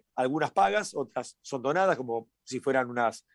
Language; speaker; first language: Spanish; native; Spanish